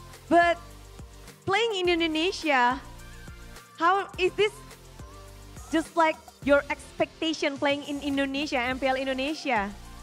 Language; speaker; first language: English; non-native, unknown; Indonesian